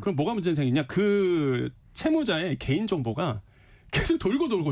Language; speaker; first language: Korean; native; Korean